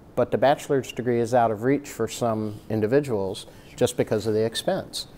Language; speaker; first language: English; native; English